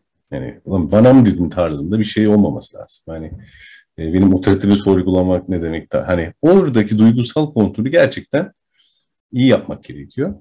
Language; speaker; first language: Turkish; native; Turkish